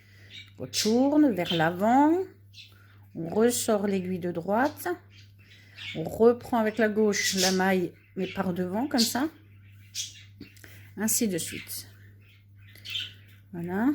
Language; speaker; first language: French; native; French